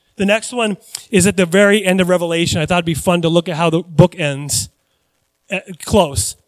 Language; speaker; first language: English; native; English